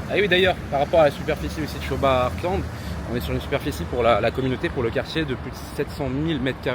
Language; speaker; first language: French; native; French